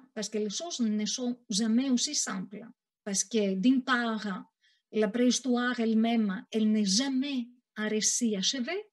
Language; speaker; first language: French; non-native, fluent; Greek